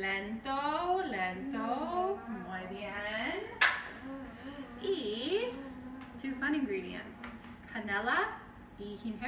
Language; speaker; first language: Spanish; non-native, learner; English